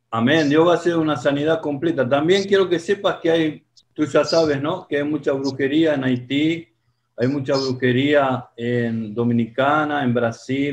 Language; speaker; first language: Spanish; non-native, fluent; Portuguese